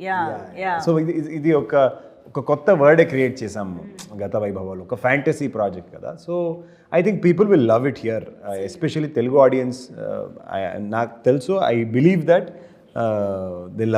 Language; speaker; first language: Telugu; non-native, learner; Kannada